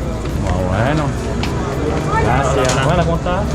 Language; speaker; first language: Spanish; non-native, learner; Japanese